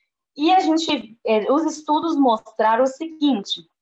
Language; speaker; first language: Portuguese; native; Portuguese